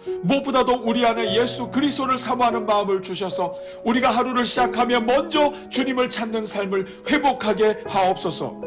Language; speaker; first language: Korean; native; Korean